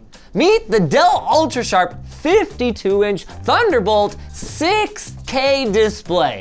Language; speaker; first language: English; native; English